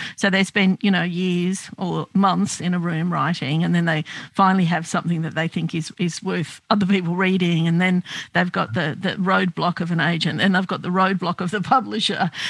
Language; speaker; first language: English; native; English